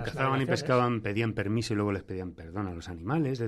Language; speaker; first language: Spanish; native; Spanish